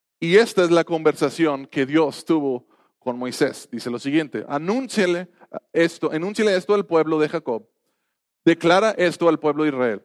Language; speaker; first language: Spanish; non-native, fluent; English